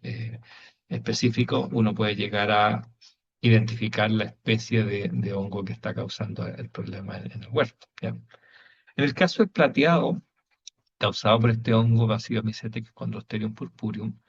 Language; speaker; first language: Spanish; native; Spanish